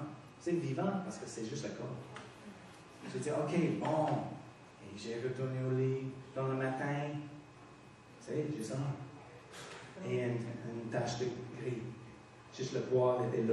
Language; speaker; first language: French; non-native, fluent; English